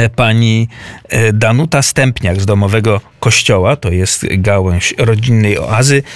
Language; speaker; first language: Polish; native; Polish